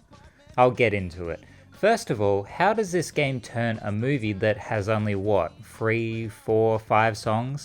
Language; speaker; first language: English; native; English